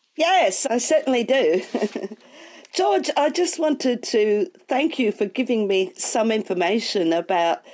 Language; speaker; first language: English; native; English